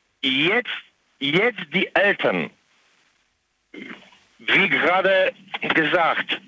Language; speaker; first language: German; non-native, learner; Polish